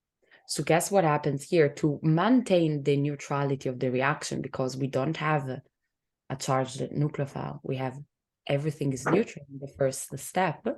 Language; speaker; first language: English; non-native, fluent; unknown